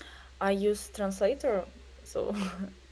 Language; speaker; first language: English; non-native, learner; Russian